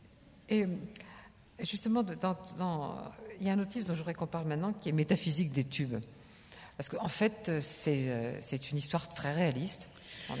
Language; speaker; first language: French; native; French